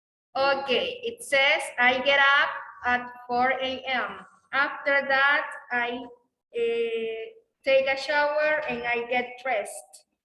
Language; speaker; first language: English; non-native, learner; Spanish